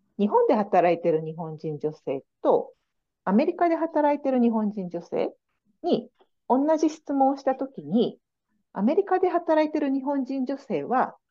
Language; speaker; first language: Japanese; native; Japanese